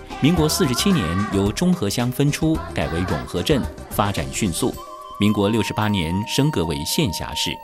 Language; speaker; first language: Chinese; native; Chinese